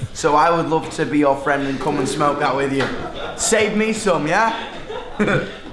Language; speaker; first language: English; native; English